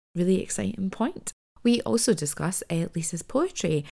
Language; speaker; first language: English; native; English